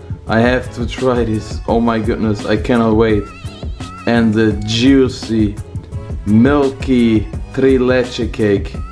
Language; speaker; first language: English; non-native, learner; Bosnian